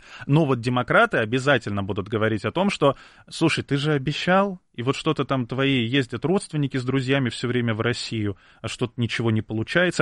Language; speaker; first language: Russian; native; Russian